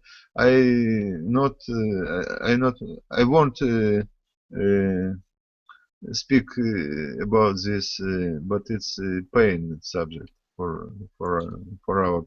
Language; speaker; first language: English; non-native, learner; Russian